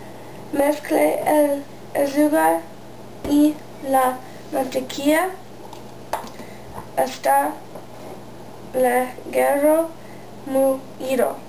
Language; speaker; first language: Spanish; non-native, learner; English